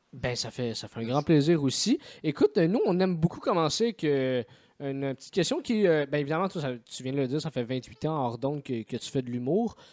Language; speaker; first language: French; native; French